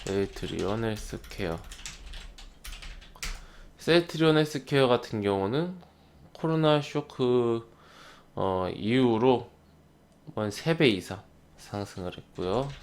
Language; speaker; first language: Korean; native; Korean